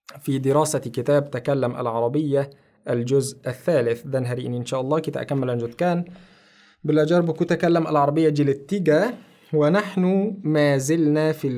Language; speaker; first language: Arabic; non-native, fluent; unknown